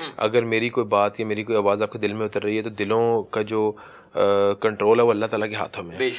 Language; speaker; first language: Urdu; early bilingual, heritage; Urdu